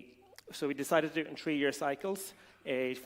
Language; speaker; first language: English; native; English